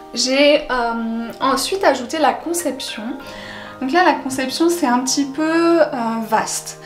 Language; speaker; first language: French; native; French